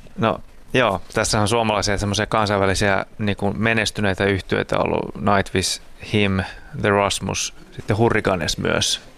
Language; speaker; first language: Finnish; native; Finnish